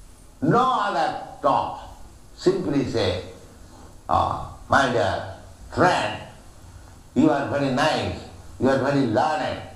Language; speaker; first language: English; non-native, local second language; Bangla